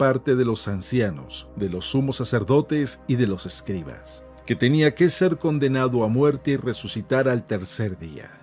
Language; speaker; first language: Spanish; native; Spanish